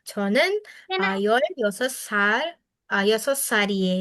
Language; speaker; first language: Korean; non-native, fluent; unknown